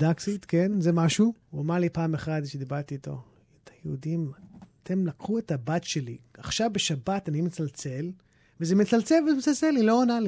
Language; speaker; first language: Hebrew; early bilingual, heritage; English